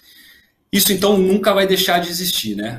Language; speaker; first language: Portuguese; native; Portuguese